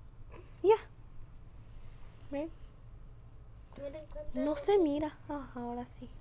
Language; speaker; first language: Spanish; native; Spanish